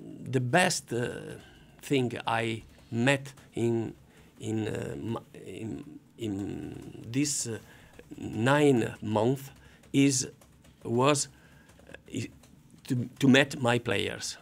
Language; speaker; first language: English; non-native, learner; Italian